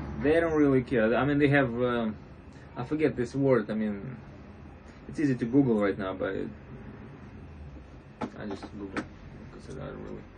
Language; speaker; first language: English; non-native, fluent; Russian